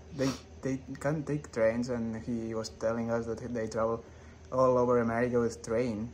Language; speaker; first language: English; non-native, fluent; Spanish